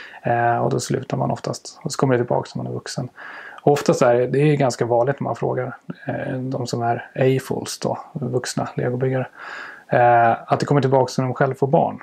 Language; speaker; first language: Swedish; native; Swedish